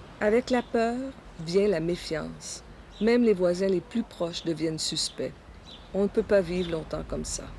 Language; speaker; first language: French; native; French